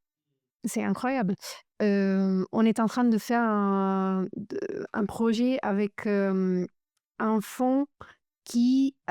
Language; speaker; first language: French; non-native, fluent; Romanian